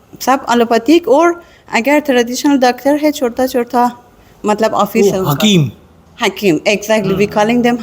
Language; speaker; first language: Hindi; non-native, learner; Persian